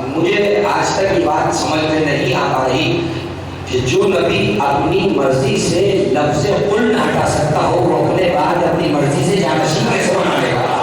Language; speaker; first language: Urdu; native; Urdu